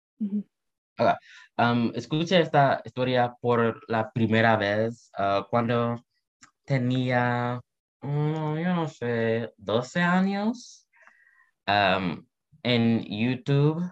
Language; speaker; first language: Spanish; non-native, learner; English